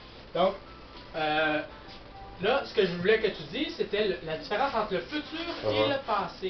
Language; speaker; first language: French; native; French